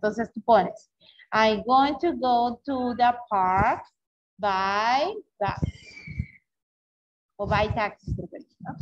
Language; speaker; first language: English; non-native, fluent; Spanish